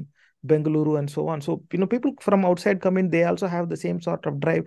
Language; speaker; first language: English; non-native, local second language; Tamil